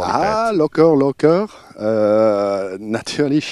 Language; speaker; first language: German; non-native, local second language; French